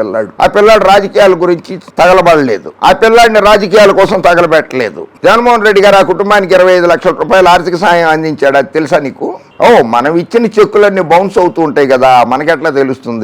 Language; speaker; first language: Telugu; native; Telugu